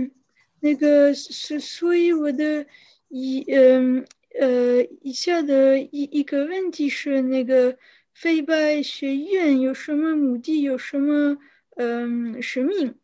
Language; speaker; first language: Chinese; non-native, fluent; French